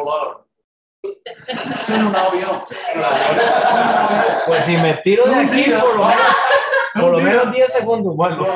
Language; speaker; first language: Spanish; non-native, learner; English